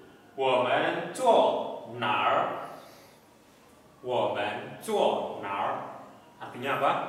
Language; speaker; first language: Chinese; non-native, fluent; Indonesian